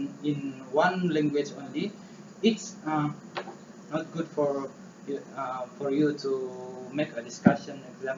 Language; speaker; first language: English; non-native, learner; Malay